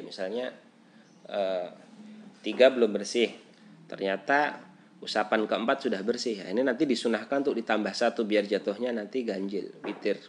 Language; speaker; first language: Indonesian; native; Indonesian